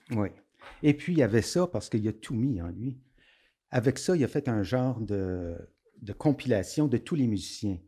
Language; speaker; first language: French; native; French